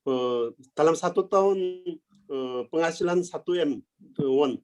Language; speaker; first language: Indonesian; non-native, learner; Korean